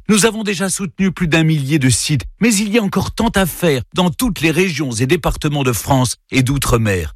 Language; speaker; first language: French; native; French